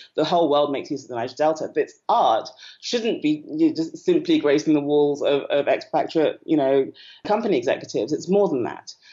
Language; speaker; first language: English; native; English